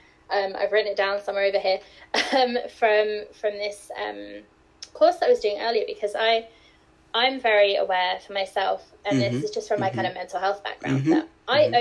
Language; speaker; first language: English; native; English